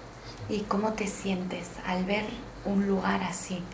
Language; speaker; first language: Spanish; non-native, learner; Chinese